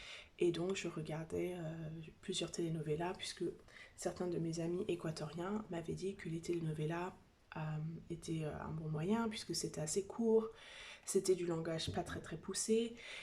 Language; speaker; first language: French; native; French